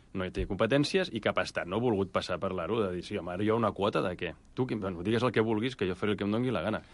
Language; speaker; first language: Catalan; native; Catalan